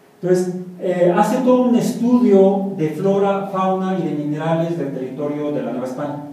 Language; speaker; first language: Spanish; native; Spanish